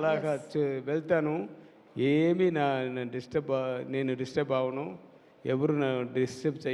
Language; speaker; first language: Telugu; non-native, learner; Tamil